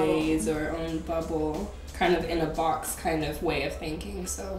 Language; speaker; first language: English; non-native, fluent; Japanese